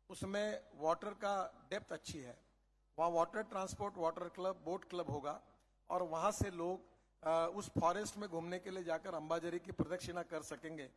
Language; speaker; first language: Hindi; non-native, local second language; Marathi